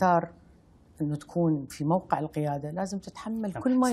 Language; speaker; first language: Arabic; native; Arabic